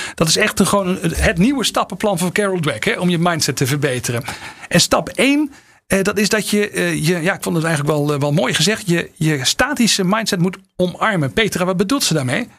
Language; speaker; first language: Dutch; native; Dutch